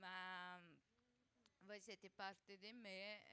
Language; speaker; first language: Italian; non-native, learner; Portuguese